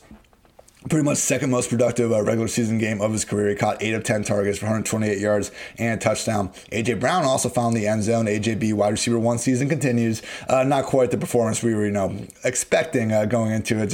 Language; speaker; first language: English; native; English